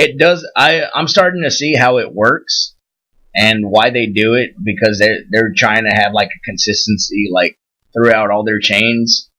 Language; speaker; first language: English; native; English